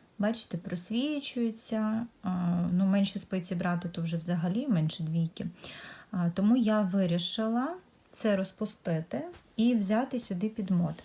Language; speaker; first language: Ukrainian; native; Ukrainian